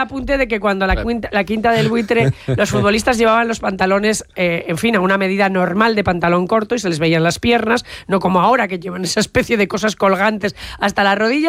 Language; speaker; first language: Spanish; native; Spanish